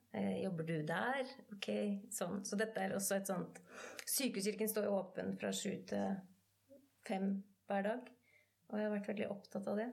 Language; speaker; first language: Norwegian; native; Norwegian